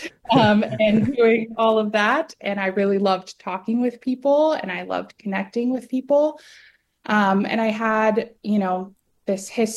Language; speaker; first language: English; native; English